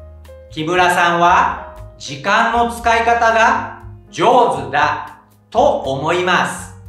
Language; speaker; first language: Japanese; non-native, fluent; Indonesian